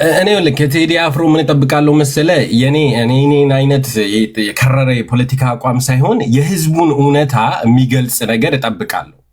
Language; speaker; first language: Amharic; non-native, local second language; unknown